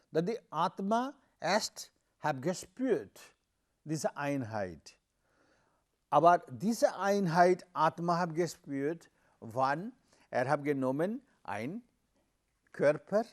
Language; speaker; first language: German; non-native, learner; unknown